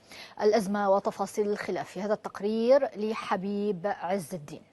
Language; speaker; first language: Arabic; native; Arabic